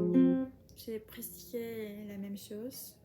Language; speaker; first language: French; non-native, fluent; Spanish